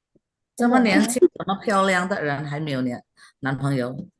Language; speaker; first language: Chinese; non-native, fluent; Indonesian